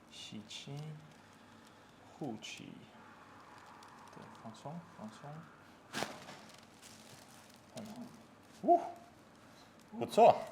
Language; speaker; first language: Chinese; non-native, fluent; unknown